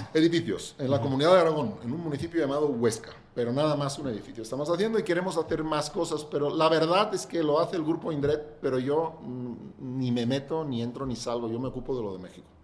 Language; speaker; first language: Spanish; non-native, local second language; Catalan